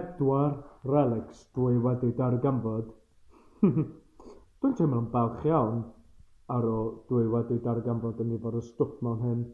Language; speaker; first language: Welsh; non-native, learner; English